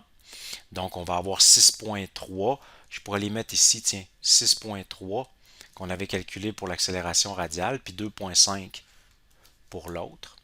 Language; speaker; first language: French; native; French